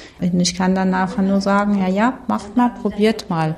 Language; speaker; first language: German; early bilingual, other home language; Turkish